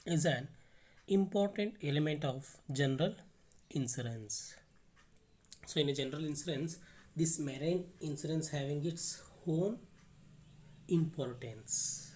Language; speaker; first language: English; non-native, local second language; Kannada